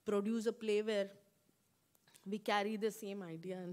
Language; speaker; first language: English; non-native, local second language; Kannada